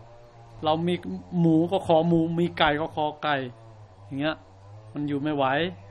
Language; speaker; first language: Thai; non-native, fluent; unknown